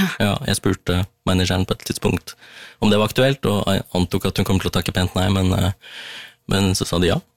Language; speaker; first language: Norwegian; early bilingual, other home language; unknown